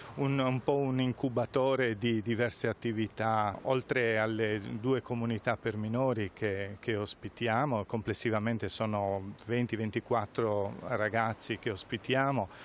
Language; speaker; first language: Italian; native; Italian